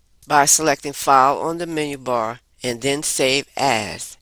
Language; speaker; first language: English; native; English